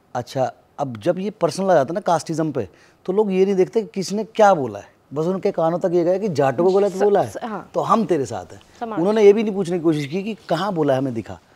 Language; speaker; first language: Hindi; native; Hindi